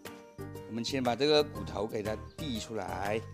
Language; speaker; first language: Chinese; native; Chinese